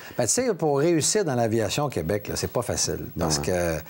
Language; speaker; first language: French; native; French